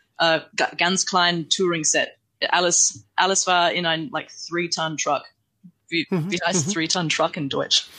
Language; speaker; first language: German; non-native, learner; English